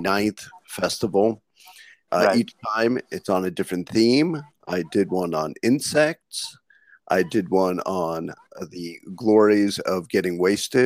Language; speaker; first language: English; native; English